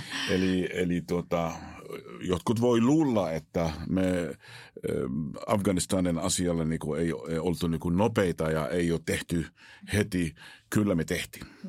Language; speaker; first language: Finnish; non-native, fluent; Arabic